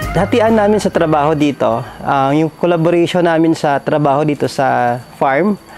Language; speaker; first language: Filipino; non-native, local second language; Hiligaynon